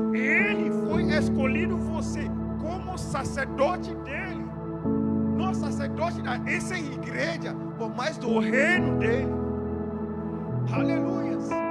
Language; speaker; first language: Portuguese; non-native, fluent; Yoruba